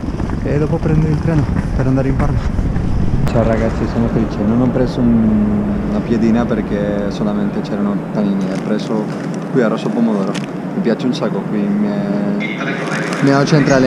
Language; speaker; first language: Italian; non-native, fluent; Spanish